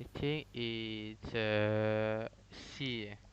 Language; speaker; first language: English; non-native, learner; Indonesian